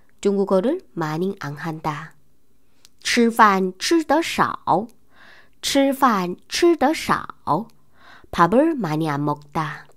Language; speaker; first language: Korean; non-native, fluent; Chinese